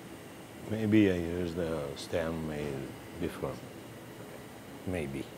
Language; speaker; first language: English; non-native, learner; Italian